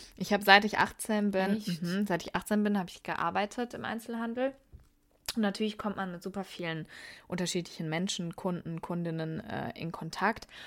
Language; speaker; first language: German; early bilingual, other home language; Persian